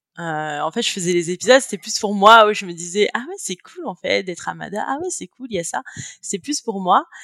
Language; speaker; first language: French; native; French